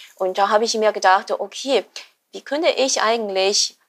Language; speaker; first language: German; non-native, fluent; Chinese